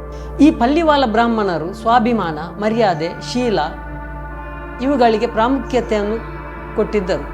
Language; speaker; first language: Kannada; native; Kannada